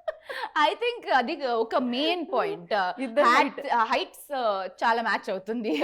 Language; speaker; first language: Telugu; non-native, learner; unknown